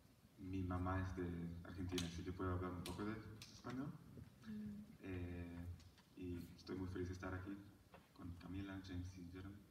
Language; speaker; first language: Spanish; early bilingual, heritage; Spanish